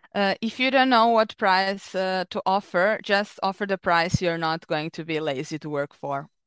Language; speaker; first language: English; non-native, fluent; Serbian